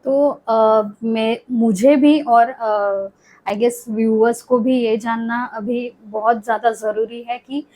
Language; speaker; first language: Hindi; non-native, local second language; Marathi